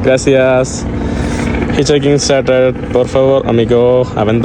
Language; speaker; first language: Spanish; non-native, learner; Malayalam